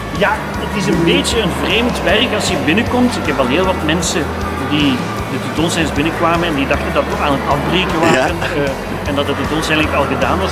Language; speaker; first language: Dutch; native; Dutch